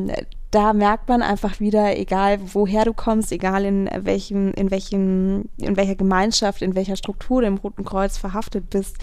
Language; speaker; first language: German; native; German